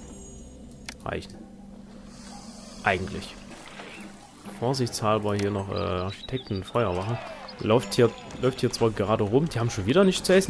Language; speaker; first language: German; native; German